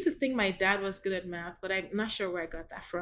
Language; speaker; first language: English; non-native, local second language; Igbo